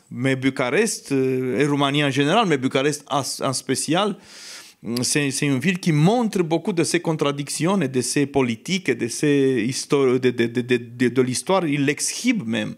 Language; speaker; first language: French; non-native, fluent; Romanian